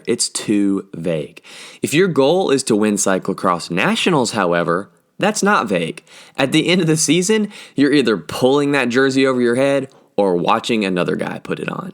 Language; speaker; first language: English; native; English